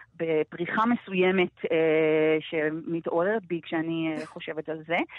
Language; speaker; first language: Hebrew; native; Hebrew